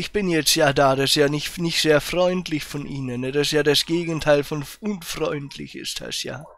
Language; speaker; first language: German; native; German